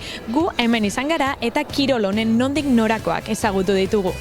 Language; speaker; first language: Basque; native; Basque